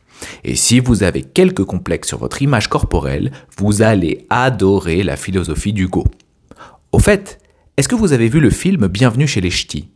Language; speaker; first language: French; native; French